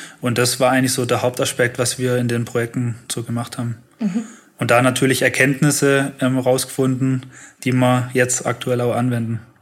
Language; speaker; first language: German; native; German